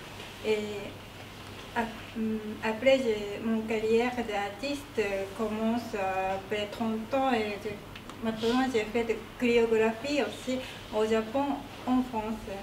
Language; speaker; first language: French; non-native, learner; Japanese